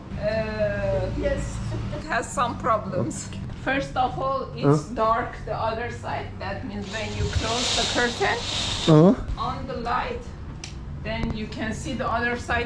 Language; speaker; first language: English; non-native, learner; Russian